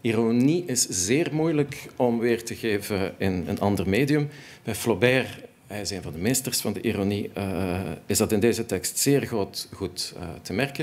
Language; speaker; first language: Dutch; native; Dutch